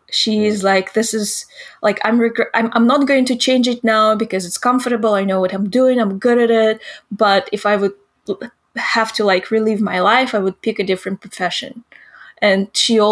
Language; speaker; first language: English; non-native, fluent; Russian